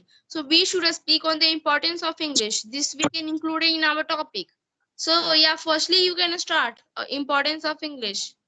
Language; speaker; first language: English; non-native, learner; Hindi